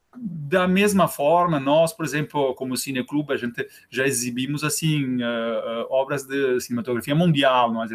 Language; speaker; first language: Portuguese; non-native, fluent; Italian